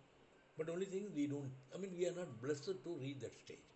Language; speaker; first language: English; non-native, local second language; Tamil